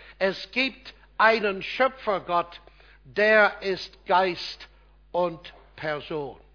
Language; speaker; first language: German; non-native, fluent; English